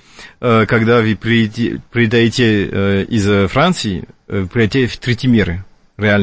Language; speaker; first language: Russian; non-native, fluent; French